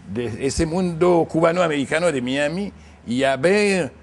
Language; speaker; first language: Spanish; non-native, fluent; English